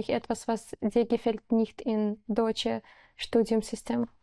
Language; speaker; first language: German; non-native, learner; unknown